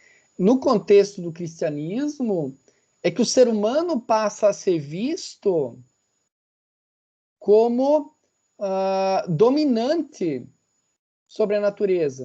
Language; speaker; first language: Portuguese; native; Portuguese